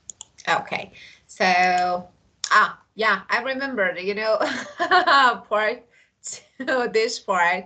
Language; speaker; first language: English; non-native, fluent; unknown